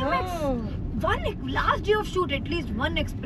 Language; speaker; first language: Telugu; non-native, fluent; Hindi